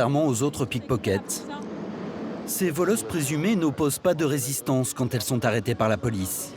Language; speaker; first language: French; native; French